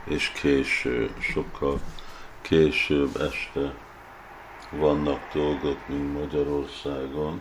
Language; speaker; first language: Hungarian; early bilingual, heritage; Hungarian